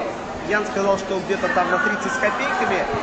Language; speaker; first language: Russian; native; Russian